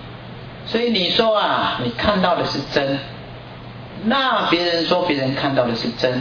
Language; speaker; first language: Chinese; native; Chinese